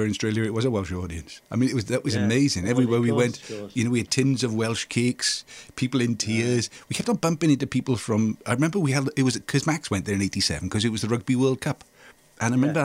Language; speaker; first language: English; native; English